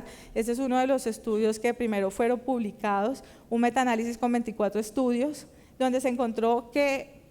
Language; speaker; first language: Spanish; native; Spanish